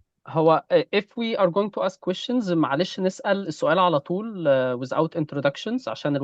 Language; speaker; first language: Arabic; native; Arabic